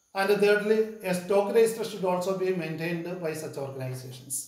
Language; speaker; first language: English; non-native, local second language; Malayalam